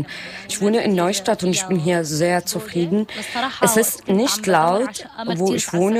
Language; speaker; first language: German; non-native, learner; Arabic